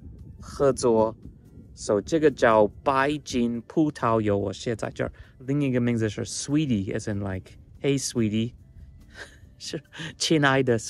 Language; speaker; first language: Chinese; non-native, fluent; English